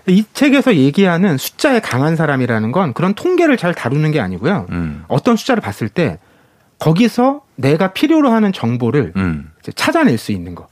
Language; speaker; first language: Korean; native; Korean